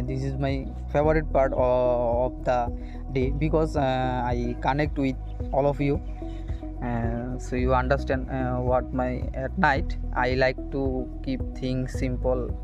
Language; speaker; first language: English; non-native, learner; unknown